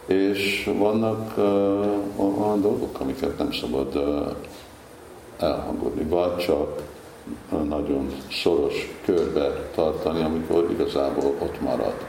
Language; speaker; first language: Hungarian; early bilingual, heritage; Hungarian